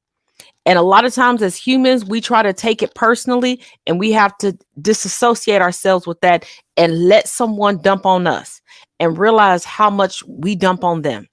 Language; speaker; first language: English; native; English